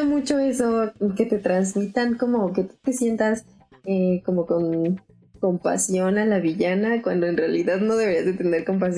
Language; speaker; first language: Spanish; native; Spanish